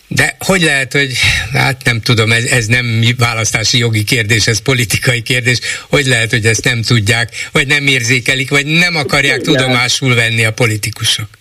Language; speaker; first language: Hungarian; native; Hungarian